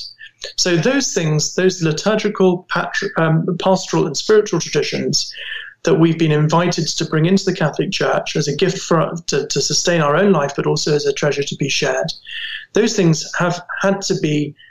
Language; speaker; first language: English; native; English